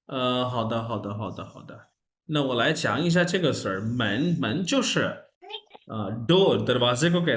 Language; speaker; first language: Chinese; non-native, fluent; Urdu